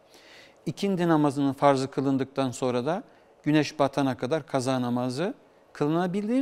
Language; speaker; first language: Turkish; native; Turkish